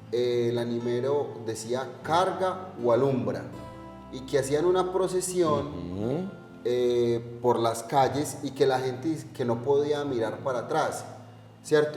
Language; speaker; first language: Spanish; native; Spanish